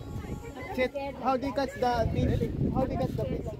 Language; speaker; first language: English; non-native, local second language; Filipino